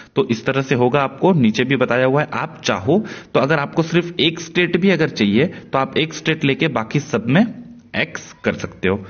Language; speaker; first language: Hindi; non-native, local second language; Marathi